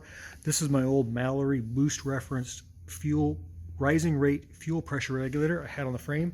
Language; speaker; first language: English; native; English